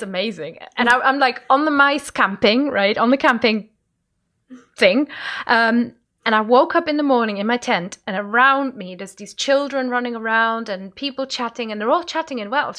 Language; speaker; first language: English; non-native, fluent; German